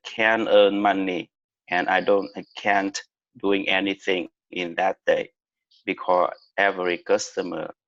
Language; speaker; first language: English; non-native, learner; Vietnamese